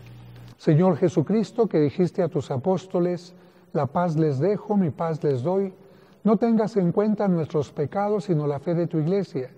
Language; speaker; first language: Spanish; native; Spanish